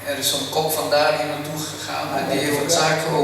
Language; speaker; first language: Dutch; early bilingual, other home language; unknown